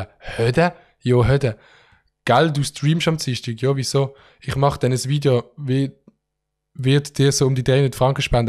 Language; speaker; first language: German; native; German